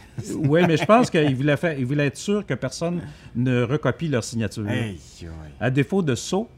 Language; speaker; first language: French; native; French